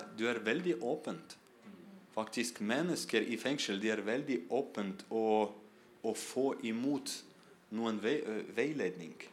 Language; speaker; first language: Norwegian; non-native, learner; Russian